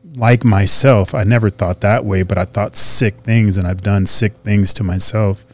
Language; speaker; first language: English; native; English